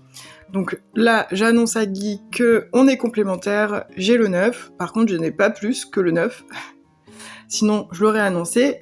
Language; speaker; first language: French; native; French